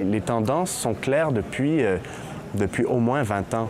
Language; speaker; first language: French; native; French